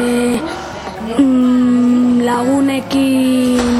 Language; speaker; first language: Basque; non-native, local second language; Spanish